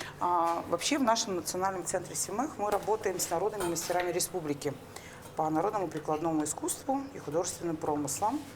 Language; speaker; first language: Russian; native; Russian